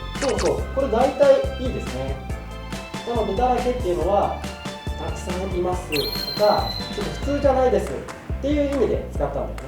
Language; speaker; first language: Japanese; native; Japanese